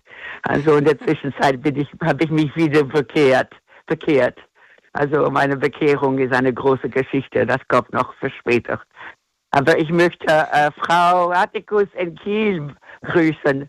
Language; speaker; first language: German; non-native, fluent; English